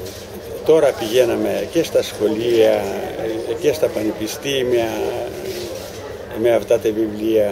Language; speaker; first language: Greek; non-native, learner; Ukrainian